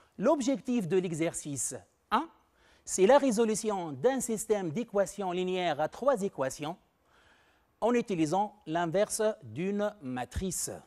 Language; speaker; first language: French; non-native, local second language; Arabic